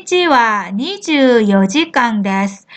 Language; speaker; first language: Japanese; non-native, fluent; Korean